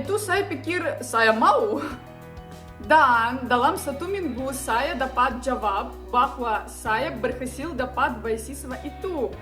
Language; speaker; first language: Indonesian; non-native, learner; Ukrainian